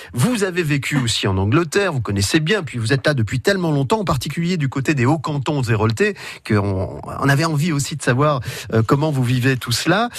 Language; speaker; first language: French; native; French